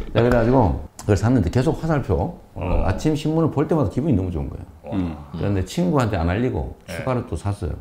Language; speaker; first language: Korean; native; Korean